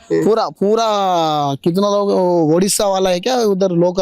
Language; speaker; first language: Hindi; non-native, local second language; Telugu